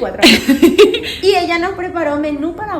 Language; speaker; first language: Spanish; native; Spanish